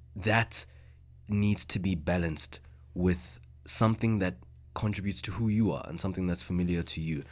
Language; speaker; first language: English; non-native, local second language; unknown